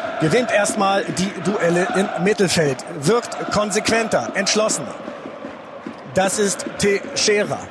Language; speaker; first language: German; native; German